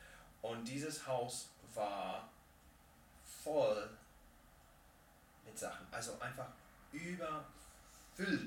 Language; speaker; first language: German; non-native, fluent; English